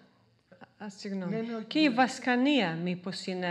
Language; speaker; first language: Greek; non-native, fluent; Serbian